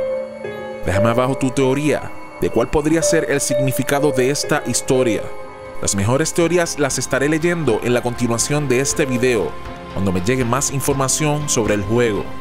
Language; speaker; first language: Spanish; native; Spanish